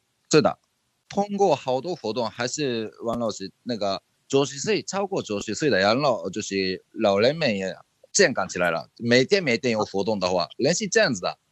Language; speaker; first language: Chinese; non-native, fluent; Japanese